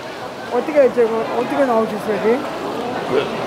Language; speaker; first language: Korean; native; Korean